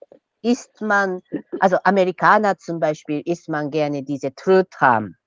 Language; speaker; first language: German; non-native, fluent; Japanese